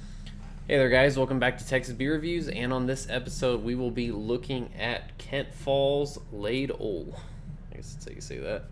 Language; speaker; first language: English; native; English